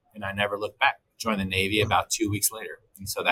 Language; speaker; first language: English; native; English